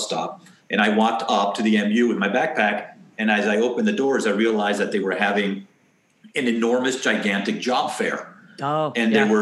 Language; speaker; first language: English; early bilingual, other home language; Spanish